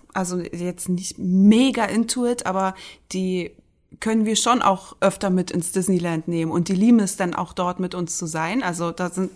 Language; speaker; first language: German; native; German